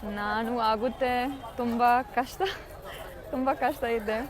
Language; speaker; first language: Kannada; non-native, learner; German